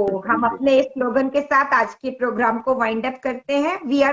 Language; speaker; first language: Hindi; native; Hindi